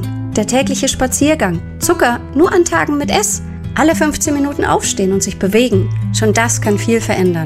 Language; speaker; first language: German; native; German